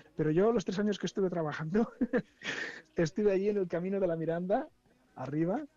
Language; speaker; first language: Spanish; native; Spanish